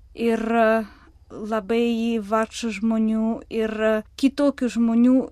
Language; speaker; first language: Lithuanian; non-native, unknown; Russian